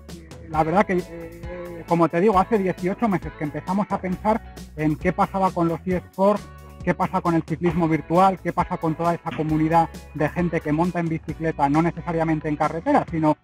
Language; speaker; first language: Spanish; native; Spanish